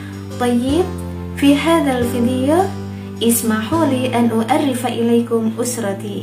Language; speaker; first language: Arabic; non-native, learner; Indonesian